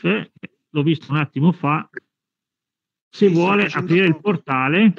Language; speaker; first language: Italian; native; Italian